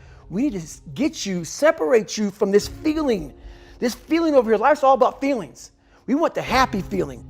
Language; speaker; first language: English; native; English